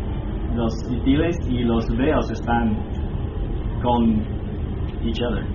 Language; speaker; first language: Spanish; non-native, fluent; English